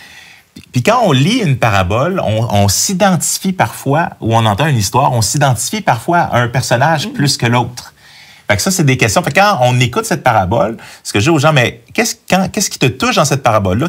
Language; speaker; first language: French; native; French